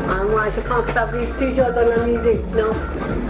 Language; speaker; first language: French; non-native, learner; English